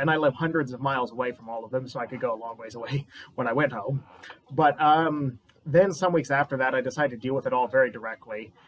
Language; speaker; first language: English; native; English